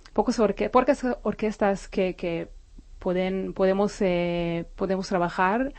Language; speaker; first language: Spanish; non-native, fluent; Hebrew